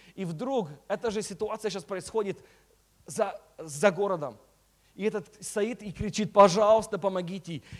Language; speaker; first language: Russian; early bilingual, heritage; Russian